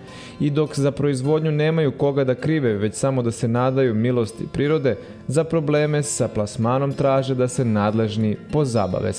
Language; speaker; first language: Serbian; native; Serbian